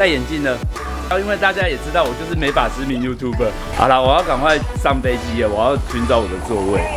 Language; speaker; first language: Chinese; native; Chinese